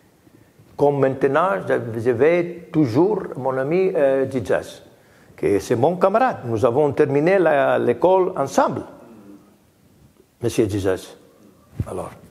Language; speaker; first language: French; non-native, learner; Greek